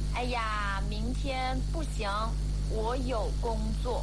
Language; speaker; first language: Chinese; non-native, fluent; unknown